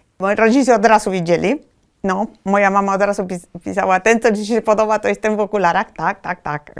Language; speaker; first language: Polish; non-native, fluent; Spanish